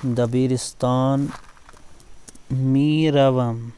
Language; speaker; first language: Persian; non-native, fluent; Urdu